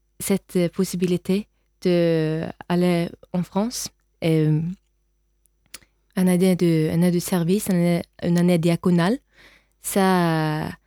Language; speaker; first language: French; non-native, learner; Norwegian